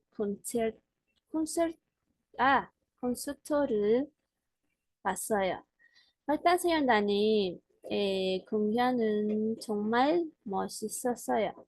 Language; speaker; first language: Korean; non-native, learner; Spanish